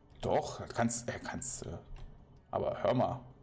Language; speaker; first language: German; native; German